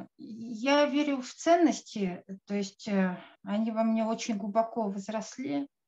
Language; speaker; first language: Russian; native; Russian